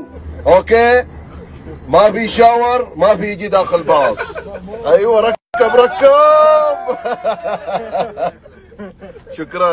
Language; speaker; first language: Arabic; non-native, learner; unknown